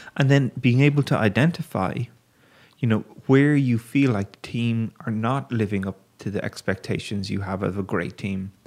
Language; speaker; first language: English; native; English